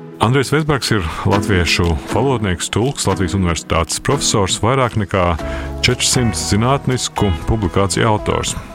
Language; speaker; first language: Latvian; native; Latvian